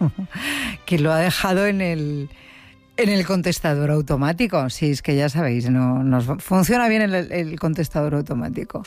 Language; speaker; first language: Spanish; native; Spanish